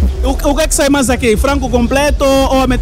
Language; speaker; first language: Portuguese; native; Portuguese